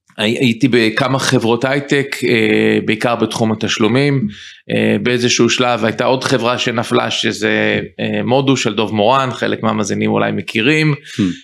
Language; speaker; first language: Hebrew; early bilingual, heritage; Hebrew